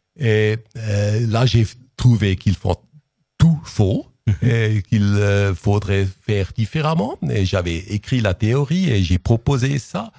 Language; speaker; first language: French; non-native, local second language; Swiss German